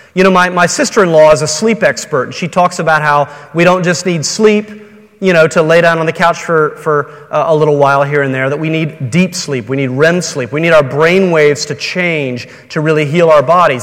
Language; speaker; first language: English; native; English